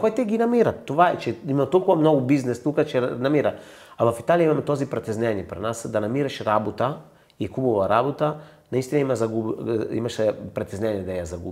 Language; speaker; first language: Bulgarian; non-native, fluent; Italian